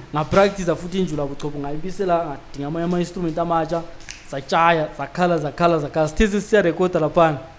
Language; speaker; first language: Zulu; native; Zulu